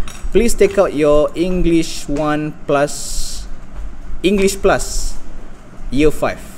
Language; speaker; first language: English; non-native, local second language; Malay